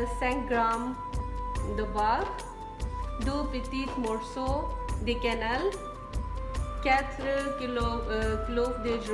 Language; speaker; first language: French; non-native, learner; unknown